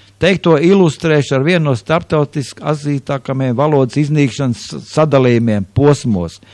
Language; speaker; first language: Latvian; native; Latvian